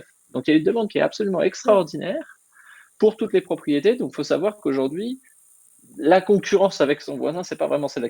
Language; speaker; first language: French; native; French